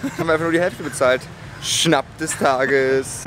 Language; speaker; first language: German; native; German